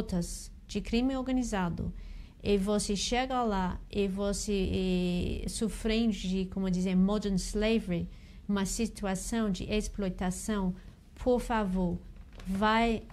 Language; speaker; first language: Portuguese; non-native, learner; English